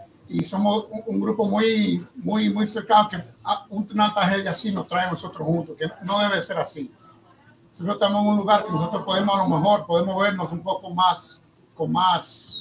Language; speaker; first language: Spanish; early bilingual, heritage; Spanish